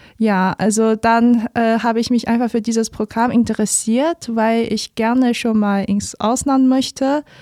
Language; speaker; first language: German; non-native, fluent; Chinese